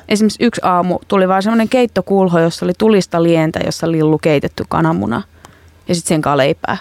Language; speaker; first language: Finnish; native; Finnish